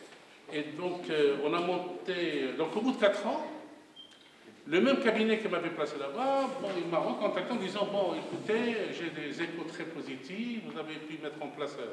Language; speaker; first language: French; non-native, local second language; Arabic